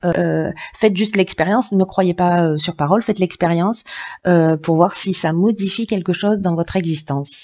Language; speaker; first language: French; native; French